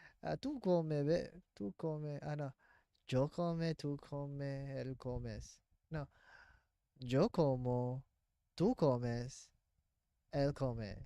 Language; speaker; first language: Spanish; non-native, learner; English